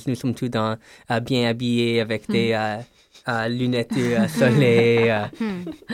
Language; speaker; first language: French; non-native, local second language; English